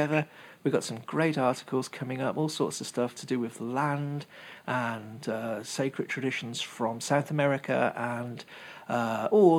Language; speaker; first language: English; native; English